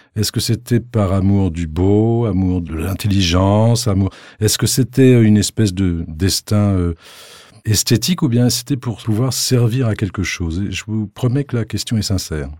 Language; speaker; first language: French; native; French